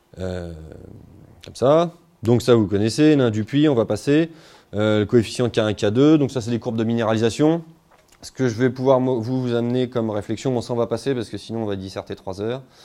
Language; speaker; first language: French; native; French